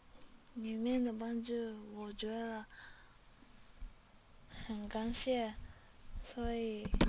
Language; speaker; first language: Chinese; non-native, learner; Japanese